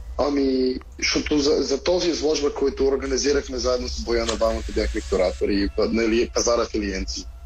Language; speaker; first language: Bulgarian; non-native, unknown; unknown